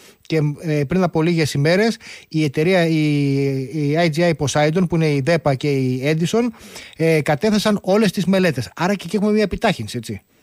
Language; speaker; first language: Greek; native; Greek